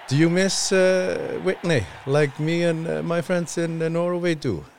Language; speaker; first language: English; non-native, fluent; Icelandic